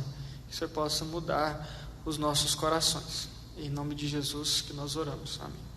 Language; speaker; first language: Portuguese; native; Portuguese